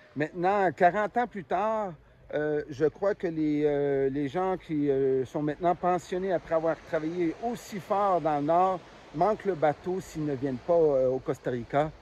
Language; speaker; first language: French; native; French